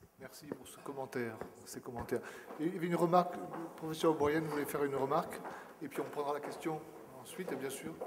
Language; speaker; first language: French; native; French